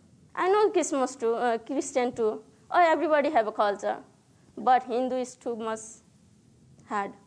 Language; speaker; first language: English; non-native, learner; Nepali